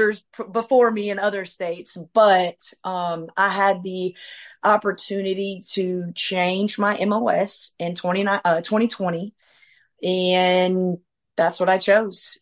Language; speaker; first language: English; native; English